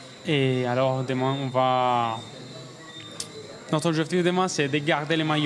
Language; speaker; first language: French; non-native, learner; Spanish